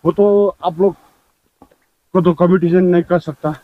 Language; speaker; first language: Hindi; non-native, local second language; Nepali